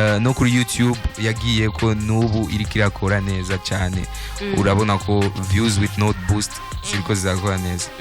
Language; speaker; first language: Rundi; non-native, local second language; Swahili